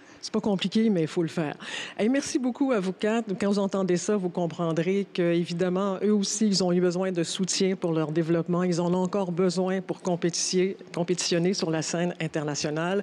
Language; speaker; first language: French; native; French